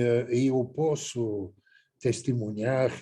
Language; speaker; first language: Portuguese; non-native, fluent; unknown